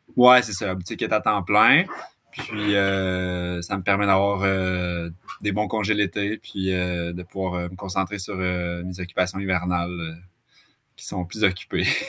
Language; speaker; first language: French; native; French